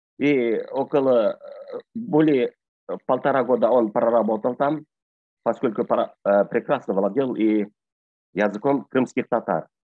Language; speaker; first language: Russian; non-native, local second language; Bashkir